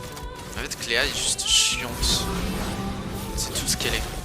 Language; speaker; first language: French; native; French